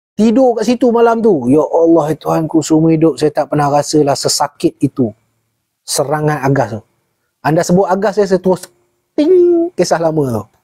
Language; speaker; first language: Malay; native; Malay